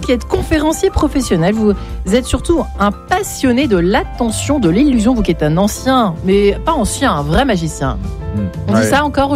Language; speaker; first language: French; native; French